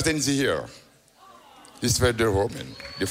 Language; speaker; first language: German; non-native, learner; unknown